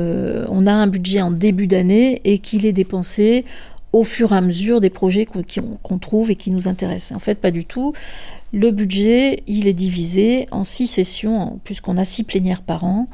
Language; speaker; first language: French; native; French